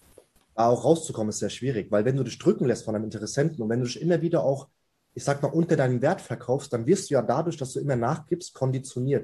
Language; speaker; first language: German; native; German